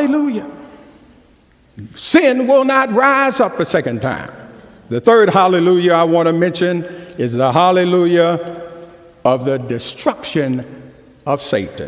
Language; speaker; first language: English; native; English